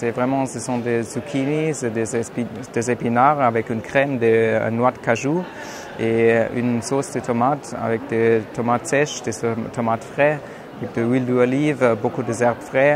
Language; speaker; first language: French; non-native, fluent; German